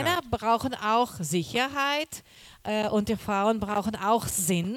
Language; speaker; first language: German; non-native, learner; Portuguese